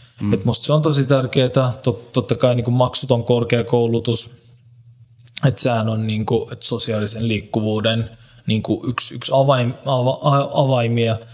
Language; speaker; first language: Finnish; non-native, fluent; Turkish